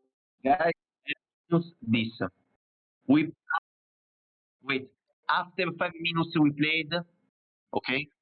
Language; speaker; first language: English; non-native, learner; Italian